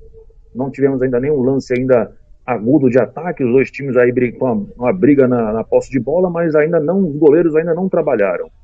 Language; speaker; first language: Portuguese; native; Portuguese